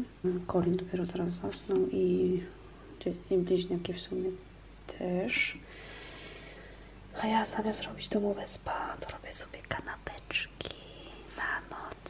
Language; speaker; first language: Polish; native; Polish